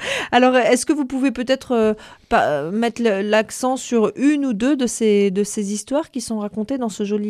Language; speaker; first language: French; native; French